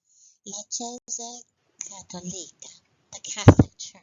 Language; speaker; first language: Italian; non-native, learner; English